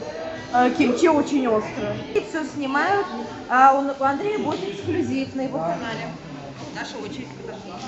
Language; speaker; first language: Russian; native; Russian